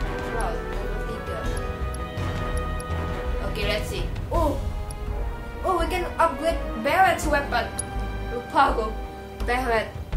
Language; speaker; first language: English; non-native, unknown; Indonesian